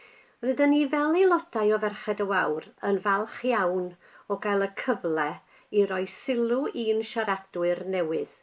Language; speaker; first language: Welsh; native; Welsh